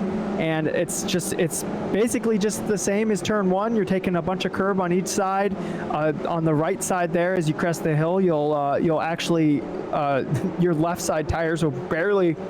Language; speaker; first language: English; native; English